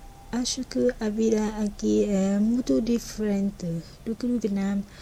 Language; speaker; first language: Portuguese; non-native, learner; Vietnamese